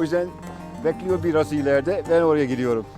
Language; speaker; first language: Turkish; non-native, fluent; Dutch